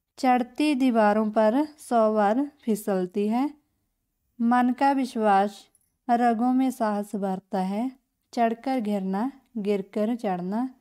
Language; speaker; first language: Hindi; non-native, local second language; Punjabi